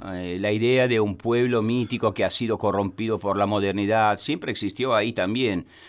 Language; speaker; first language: Spanish; non-native, fluent; Italian